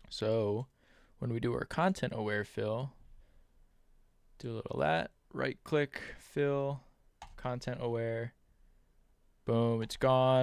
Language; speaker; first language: English; native; English